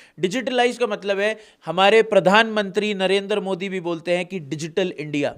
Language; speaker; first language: Hindi; native; Hindi